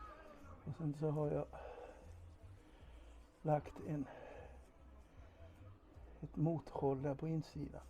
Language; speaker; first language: Swedish; native; Swedish